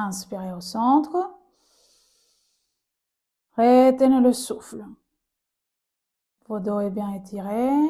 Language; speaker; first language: French; native; French